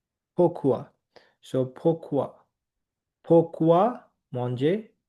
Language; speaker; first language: French; non-native, learner; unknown